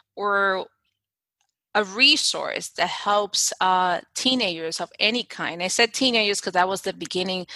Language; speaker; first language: English; non-native, fluent; Spanish